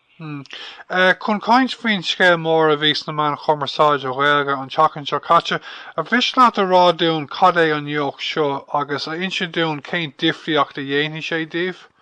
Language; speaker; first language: Irish; non-native, local second language; English